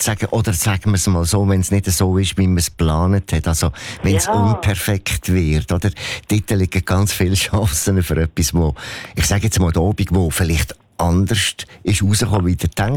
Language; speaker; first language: German; native; German